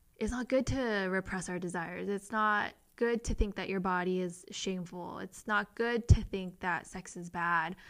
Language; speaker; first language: English; native; English